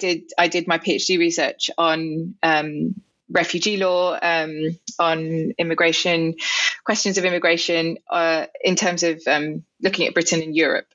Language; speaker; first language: English; native; English